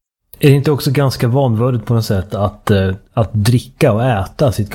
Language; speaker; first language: Swedish; native; Swedish